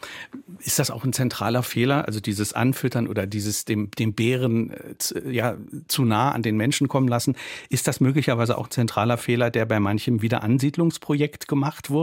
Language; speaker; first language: German; native; German